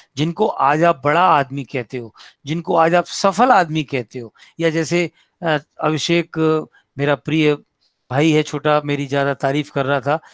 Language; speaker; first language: Hindi; native; Hindi